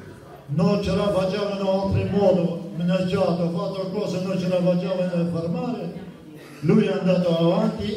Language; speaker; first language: Italian; non-native, fluent; Kurdish